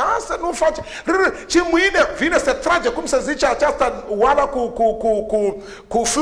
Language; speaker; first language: Romanian; non-native, learner; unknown